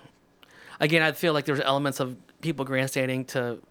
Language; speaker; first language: English; native; English